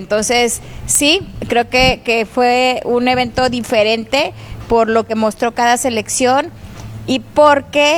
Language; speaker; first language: Spanish; native; Spanish